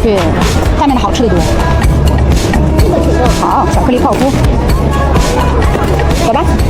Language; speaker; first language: Chinese; native; Chinese